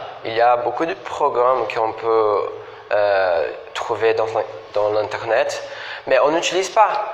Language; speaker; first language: French; non-native, fluent; Portuguese